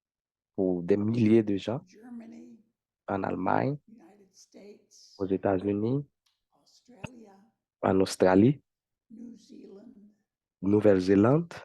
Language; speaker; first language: French; non-native, fluent; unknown